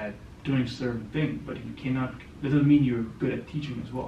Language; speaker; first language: English; non-native, local second language; Gujarati